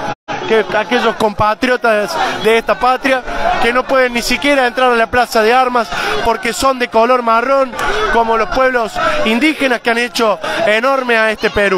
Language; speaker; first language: Spanish; native; Spanish